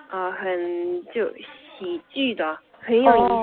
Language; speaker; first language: Chinese; non-native, learner; Korean